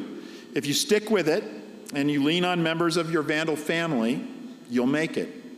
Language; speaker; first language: English; native; English